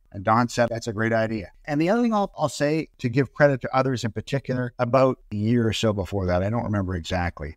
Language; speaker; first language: English; native; English